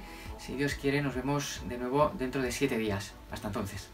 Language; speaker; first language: Spanish; native; Spanish